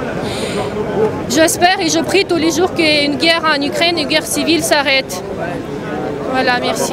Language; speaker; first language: French; non-native, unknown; Russian